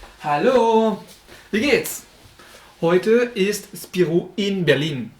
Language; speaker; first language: German; non-native, fluent; French